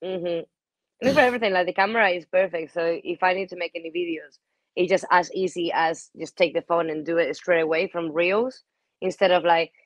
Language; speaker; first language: English; non-native, fluent; Spanish